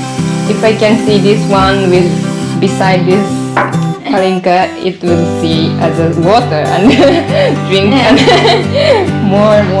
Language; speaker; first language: English; non-native, learner; Japanese